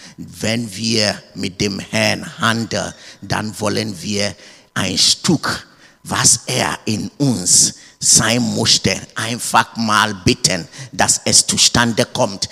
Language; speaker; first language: German; non-native, learner; English